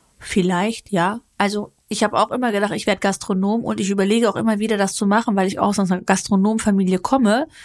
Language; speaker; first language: German; early bilingual, other home language; Greek